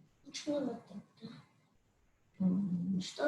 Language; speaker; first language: Russian; early bilingual, heritage; Russian